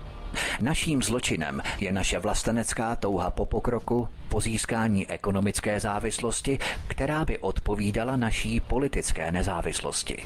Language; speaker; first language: Czech; native; Czech